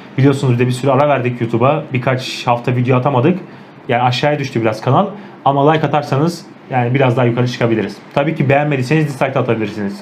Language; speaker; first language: Turkish; native; Turkish